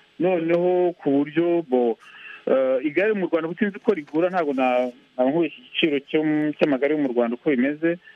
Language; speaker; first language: Kinyarwanda; early bilingual, heritage; Kinyarwanda